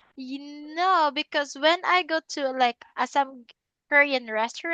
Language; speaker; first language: English; non-native, local second language; Filipino